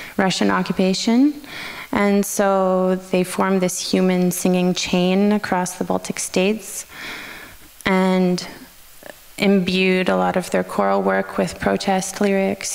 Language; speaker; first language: English; native; English